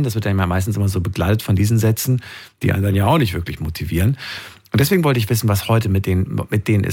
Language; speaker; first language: German; native; German